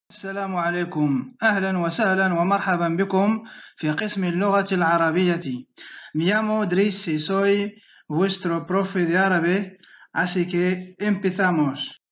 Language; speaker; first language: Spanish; non-native, fluent; Arabic